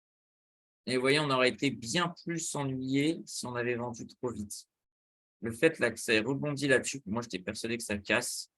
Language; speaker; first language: French; native; French